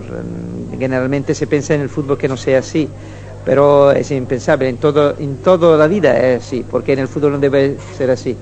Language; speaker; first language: Spanish; non-native, fluent; Italian